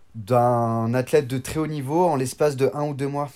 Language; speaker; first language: French; native; French